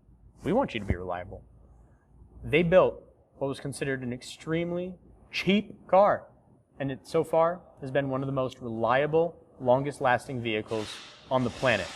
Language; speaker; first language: English; native; English